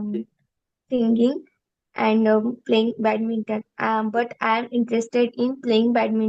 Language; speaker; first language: English; non-native, learner; Marathi